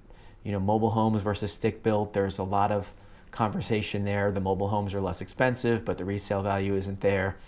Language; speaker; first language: English; native; English